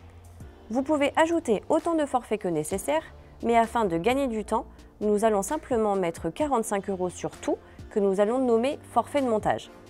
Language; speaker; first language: French; native; French